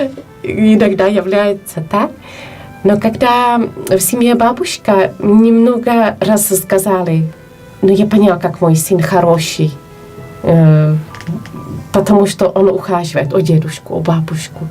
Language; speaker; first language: Russian; non-native, fluent; Polish